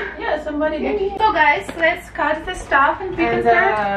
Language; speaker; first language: English; non-native, fluent; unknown